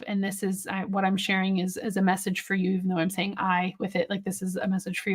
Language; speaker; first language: English; native; English